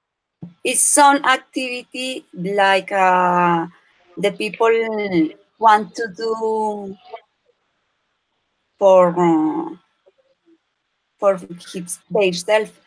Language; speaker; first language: English; non-native, learner; Spanish